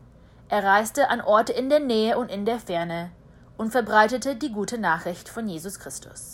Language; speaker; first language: German; early bilingual, heritage; German